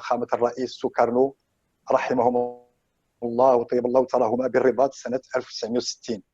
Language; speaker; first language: Arabic; native; Arabic